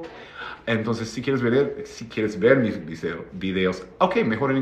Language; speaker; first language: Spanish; non-native, fluent; English